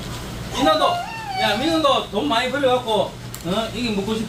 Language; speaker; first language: Korean; native; Korean